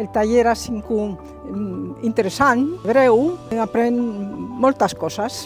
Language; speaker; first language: Catalan; non-native, learner; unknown